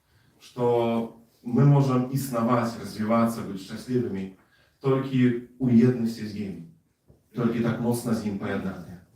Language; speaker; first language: Polish; non-native, learner; Russian